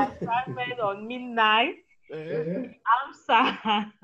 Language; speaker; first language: English; non-native, learner; French